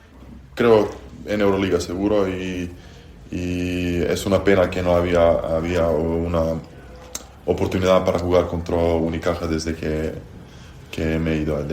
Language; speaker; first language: Spanish; non-native, fluent; Serbian